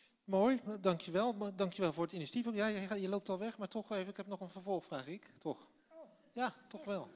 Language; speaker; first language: Dutch; native; Dutch